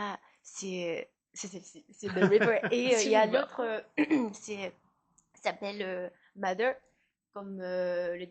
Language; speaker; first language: French; non-native, learner; Chinese